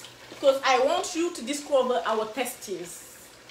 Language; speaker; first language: English; non-native, learner; Wolof